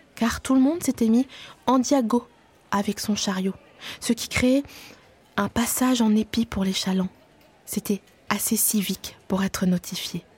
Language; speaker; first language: French; native; French